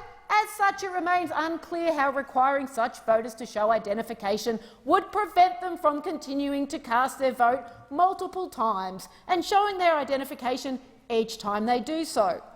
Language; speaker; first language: English; native; English